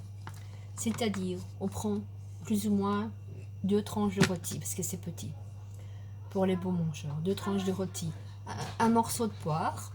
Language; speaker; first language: French; native; French